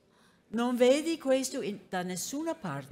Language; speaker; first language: Italian; non-native, fluent; English